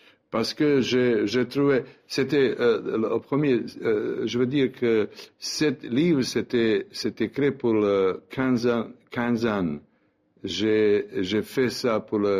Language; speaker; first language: French; non-native, learner; Serbian